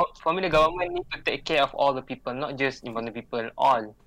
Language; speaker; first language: English; non-native, local second language; Malay